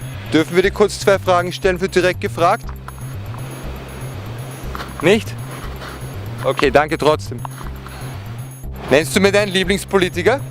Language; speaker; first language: German; native; German